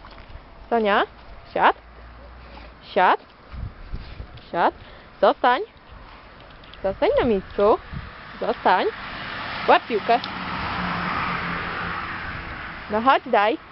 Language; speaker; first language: Polish; native; Polish